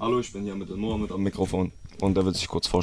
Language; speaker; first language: German; early bilingual, other home language; Kurdish